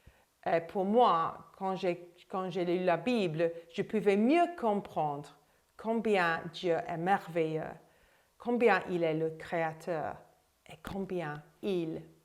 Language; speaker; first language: French; non-native, fluent; English